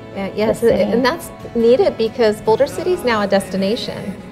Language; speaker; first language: English; native; English